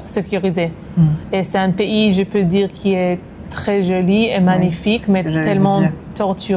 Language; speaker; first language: French; non-native, fluent; Hebrew